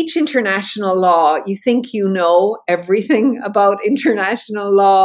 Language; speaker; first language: English; native; English